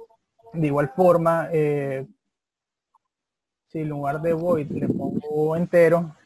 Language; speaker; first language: Spanish; native; Spanish